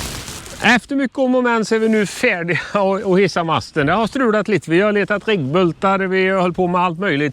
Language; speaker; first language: Swedish; native; Swedish